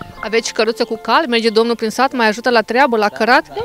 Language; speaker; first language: Romanian; native; Romanian